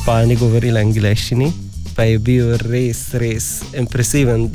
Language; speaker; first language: Slovenian; non-native, learner; Arabic